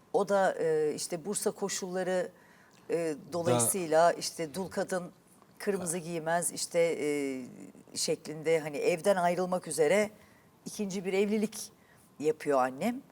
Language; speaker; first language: Turkish; native; Turkish